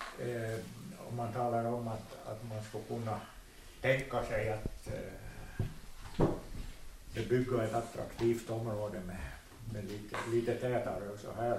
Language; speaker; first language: Swedish; native; Swedish